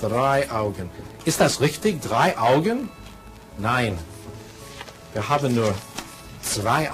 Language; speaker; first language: German; non-native, fluent; English